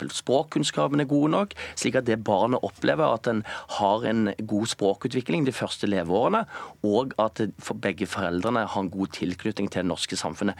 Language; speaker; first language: Norwegian; native; Norwegian